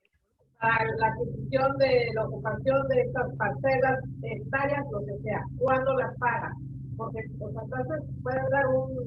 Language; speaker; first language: Spanish; non-native, fluent; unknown